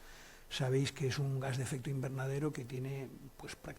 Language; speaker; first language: Spanish; native; Spanish